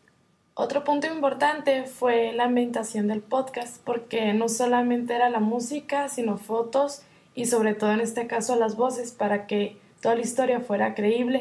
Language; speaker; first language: Spanish; native; Spanish